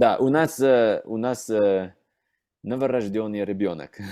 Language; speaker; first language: Russian; non-native, learner; English